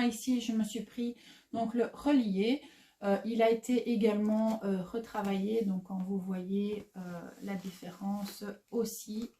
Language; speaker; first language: French; native; French